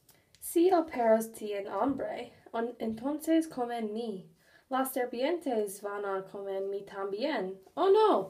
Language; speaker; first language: Spanish; non-native, learner; English